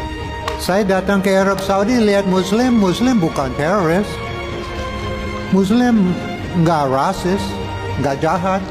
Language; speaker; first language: Indonesian; non-native, fluent; English